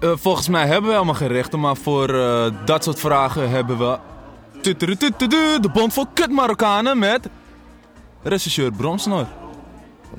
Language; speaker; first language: Dutch; native; Dutch